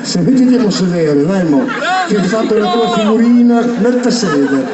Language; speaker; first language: Italian; native; Italian